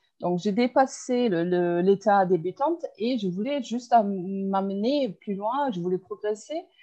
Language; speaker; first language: French; non-native, fluent; German